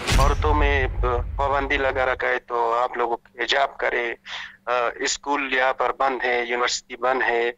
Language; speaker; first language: Hindi; non-native, learner; Persian